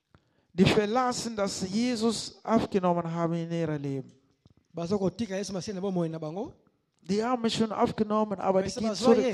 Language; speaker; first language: German; non-native, learner; Lingala